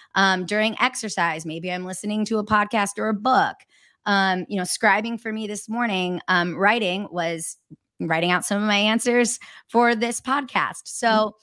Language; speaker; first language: English; native; English